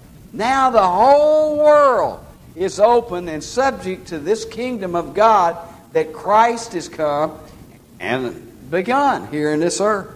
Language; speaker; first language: English; native; English